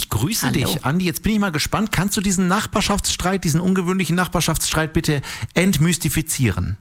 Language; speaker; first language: German; native; German